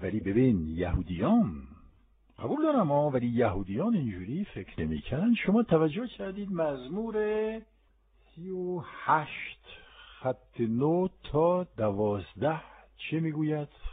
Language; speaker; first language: Persian; non-native, fluent; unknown